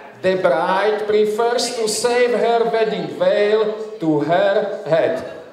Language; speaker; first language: English; non-native, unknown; Slovak